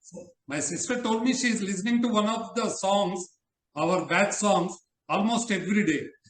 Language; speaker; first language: English; non-native, local second language; Telugu